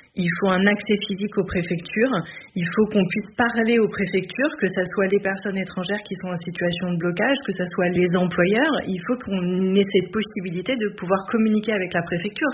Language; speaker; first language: French; native; French